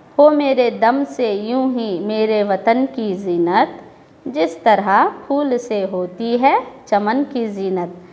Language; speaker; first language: Hindi; native; Hindi